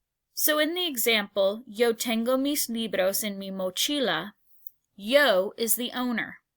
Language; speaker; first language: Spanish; non-native, fluent; English